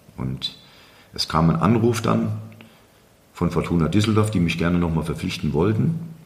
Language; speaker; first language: German; native; German